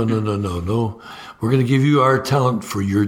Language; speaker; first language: English; native; English